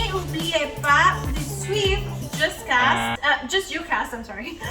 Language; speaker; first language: French; non-native, learner; English